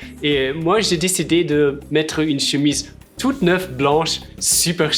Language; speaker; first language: French; non-native, fluent; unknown